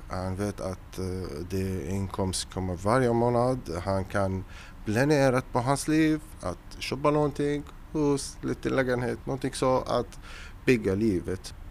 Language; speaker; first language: Swedish; non-native, learner; Arabic